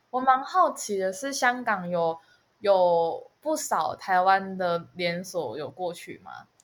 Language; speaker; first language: Chinese; native; Chinese